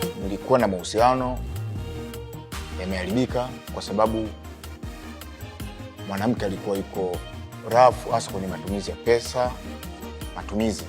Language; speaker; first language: Swahili; native; Swahili